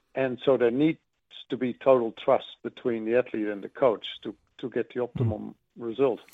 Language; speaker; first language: English; non-native, fluent; Dutch